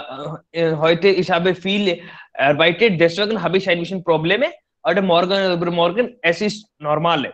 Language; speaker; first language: German; non-native, learner; Hindi